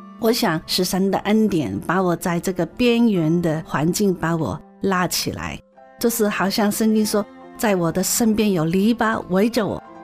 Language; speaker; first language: Chinese; non-native, local second language; Cantonese